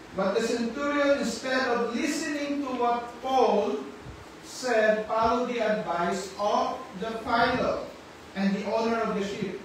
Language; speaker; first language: English; non-native, local second language; Filipino